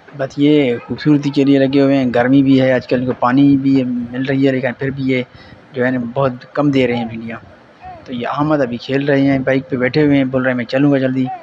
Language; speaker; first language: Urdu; non-native, local second language; Sindhi